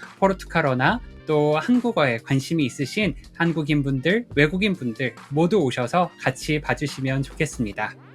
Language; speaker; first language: Korean; native; Korean